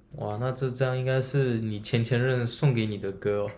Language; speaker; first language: Chinese; native; Chinese